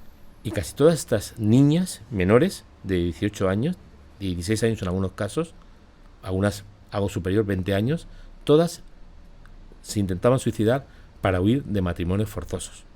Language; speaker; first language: Spanish; native; Spanish